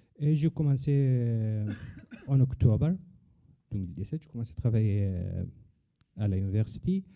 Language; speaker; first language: French; non-native, learner; Arabic